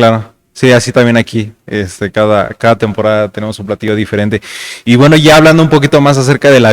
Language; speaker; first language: Spanish; native; Spanish